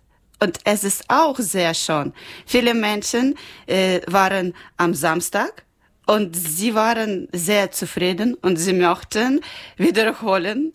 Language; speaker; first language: German; non-native, learner; Ukrainian